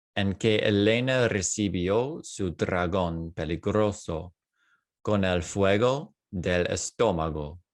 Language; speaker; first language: Spanish; non-native, fluent; English